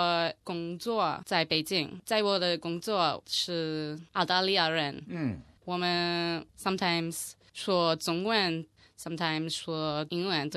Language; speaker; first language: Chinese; non-native, learner; English